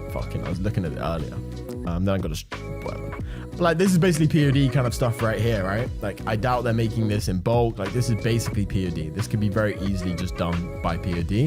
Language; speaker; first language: English; native; English